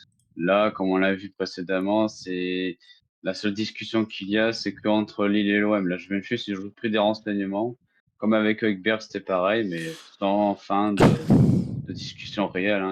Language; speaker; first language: French; native; French